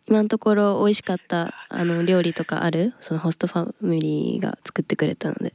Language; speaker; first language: Japanese; native; Japanese